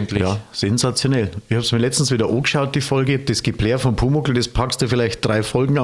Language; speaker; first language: German; native; German